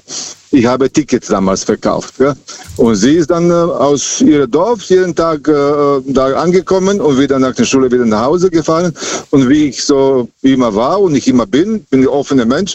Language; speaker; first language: German; non-native, fluent; Serbian